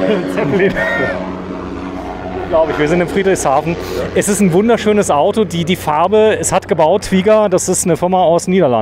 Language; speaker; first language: German; native; German